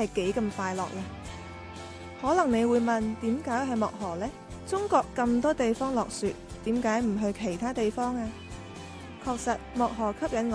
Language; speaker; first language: Chinese; native; Chinese